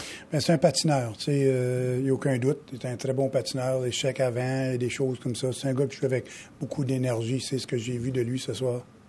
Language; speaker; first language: French; native; French